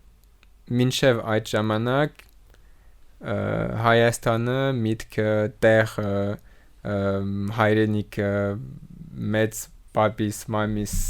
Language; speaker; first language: Armenian; non-native, learner; French